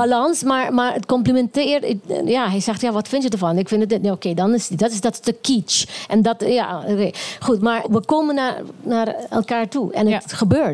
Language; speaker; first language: Dutch; non-native, local second language; Papiamento